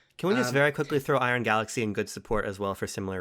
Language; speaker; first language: English; native; English